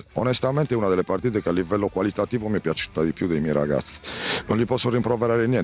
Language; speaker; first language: Italian; native; Italian